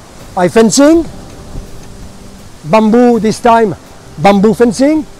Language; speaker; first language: English; non-native, learner; French